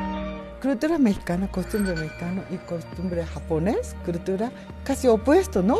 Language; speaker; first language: Spanish; non-native, learner; Japanese